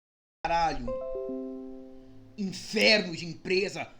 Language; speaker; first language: Portuguese; native; Portuguese